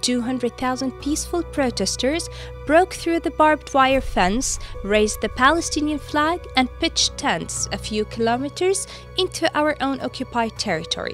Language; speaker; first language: English; non-native, fluent; Arabic